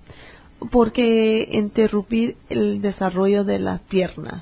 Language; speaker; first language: Spanish; early bilingual, heritage; English